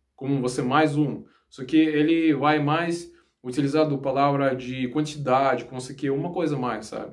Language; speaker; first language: Portuguese; non-native, learner; Russian